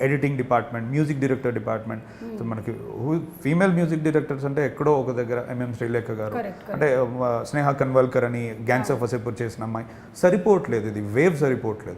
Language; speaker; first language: Telugu; native; Telugu